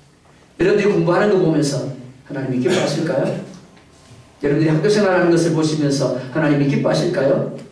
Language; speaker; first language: Korean; native; Korean